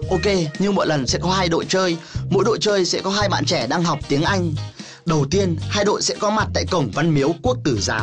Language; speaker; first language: Vietnamese; native; Vietnamese